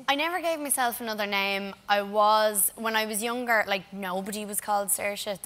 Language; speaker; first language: English; native; English